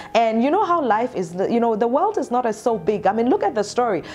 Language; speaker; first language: English; non-native, local second language; Northern Sotho